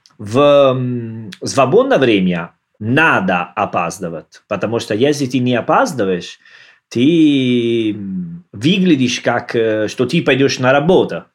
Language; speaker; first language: Russian; non-native, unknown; Italian